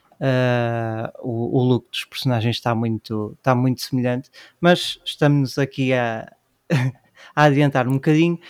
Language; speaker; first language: Portuguese; native; Portuguese